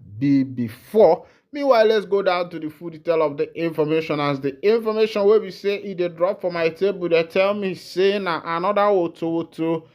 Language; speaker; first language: Nigerian Pidgin; non-native, local second language; Igbo